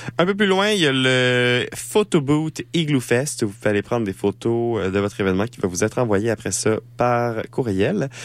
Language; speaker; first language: French; native; French